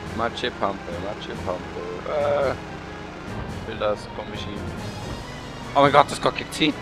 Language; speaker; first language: German; native; German